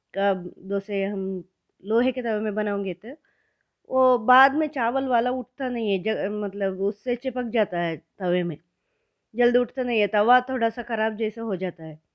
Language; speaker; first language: Hindi; non-native, local second language; Kannada